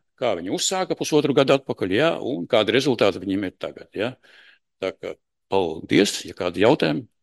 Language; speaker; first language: Latvian; non-native, local second language; Russian